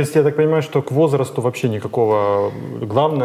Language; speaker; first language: Russian; native; Russian